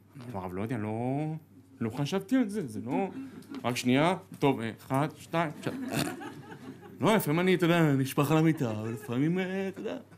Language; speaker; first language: Hebrew; native; Hebrew